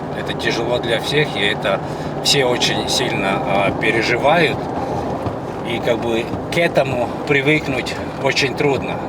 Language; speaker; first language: Russian; non-native, local second language; Latvian